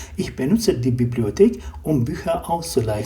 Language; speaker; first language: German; non-native, fluent; Turkish